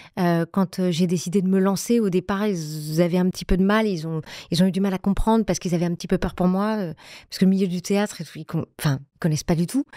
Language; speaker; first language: French; native; French